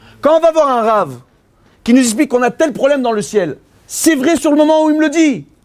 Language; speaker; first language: French; native; French